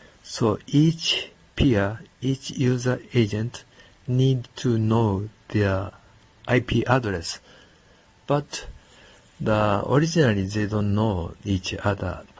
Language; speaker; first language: English; non-native, learner; Japanese